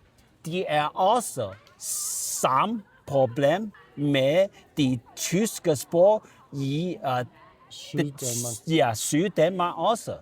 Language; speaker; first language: Danish; non-native, learner; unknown